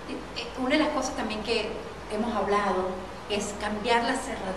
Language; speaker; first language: Spanish; native; Spanish